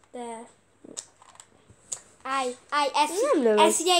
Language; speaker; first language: Hungarian; early bilingual, heritage; Hungarian